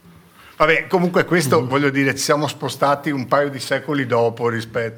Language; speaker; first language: Italian; native; Italian